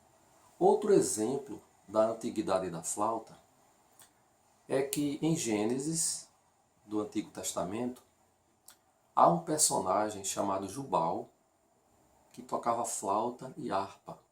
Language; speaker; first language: Portuguese; native; Portuguese